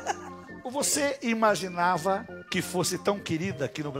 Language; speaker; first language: Portuguese; native; Portuguese